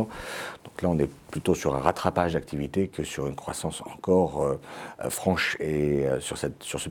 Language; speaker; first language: French; native; French